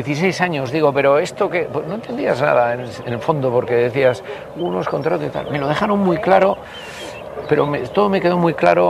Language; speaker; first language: Spanish; native; Spanish